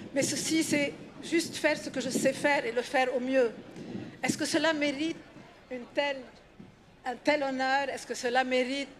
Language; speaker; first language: French; non-native, local second language; Arabic